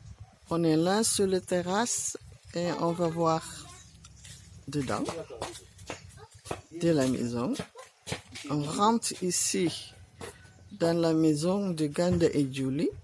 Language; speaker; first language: French; non-native, fluent; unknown